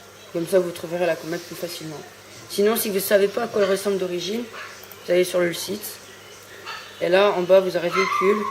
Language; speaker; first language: French; native; French